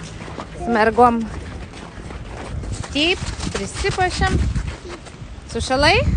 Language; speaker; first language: Lithuanian; native; Lithuanian